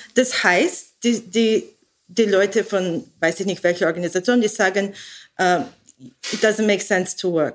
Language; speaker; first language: German; non-native, learner; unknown